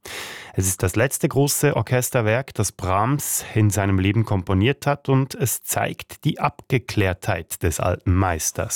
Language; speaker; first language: German; native; German